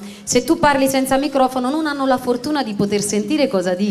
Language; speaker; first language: Italian; native; Italian